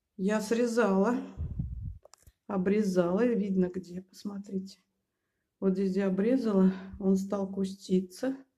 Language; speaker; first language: Russian; native; Russian